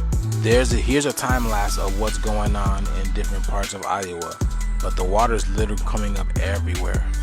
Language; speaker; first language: English; native; English